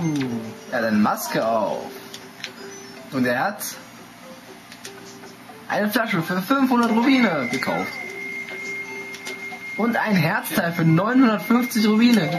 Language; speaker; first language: German; native; German